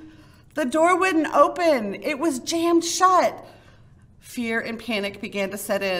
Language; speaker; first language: English; native; English